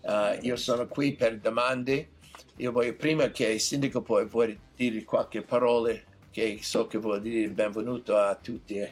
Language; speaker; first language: Italian; non-native, learner; English